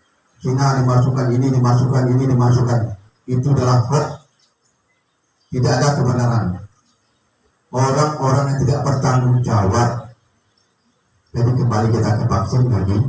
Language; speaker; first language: Indonesian; native; Indonesian